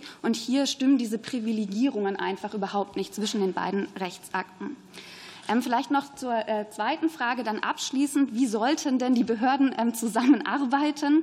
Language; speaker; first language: German; native; German